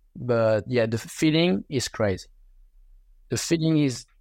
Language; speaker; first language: English; non-native, learner; French